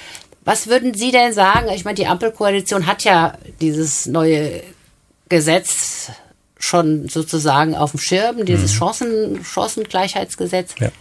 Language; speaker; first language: German; native; German